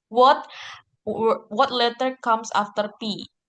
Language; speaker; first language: English; non-native, fluent; Indonesian